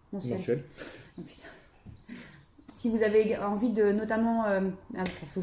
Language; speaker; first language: French; native; French